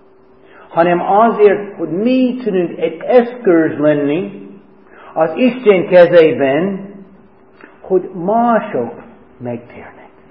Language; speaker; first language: Hungarian; non-native, fluent; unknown